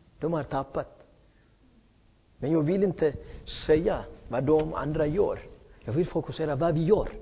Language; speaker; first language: Swedish; non-native, fluent; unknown